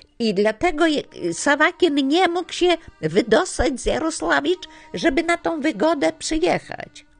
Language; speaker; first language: Polish; native; Polish